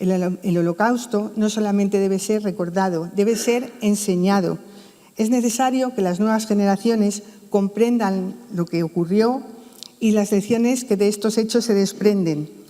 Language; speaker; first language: Spanish; native; Spanish